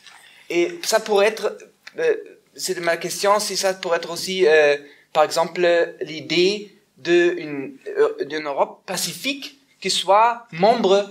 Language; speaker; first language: French; non-native, fluent; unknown